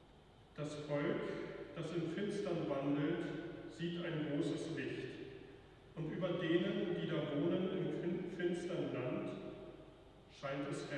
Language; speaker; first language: German; native; German